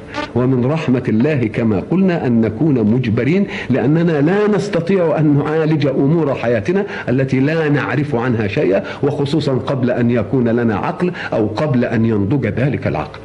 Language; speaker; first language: Arabic; native; Arabic